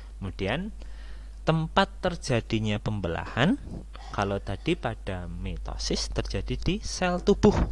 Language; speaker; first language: Indonesian; native; Indonesian